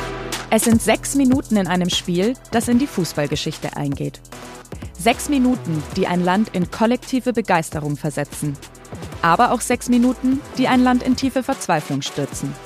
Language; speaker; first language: German; native; German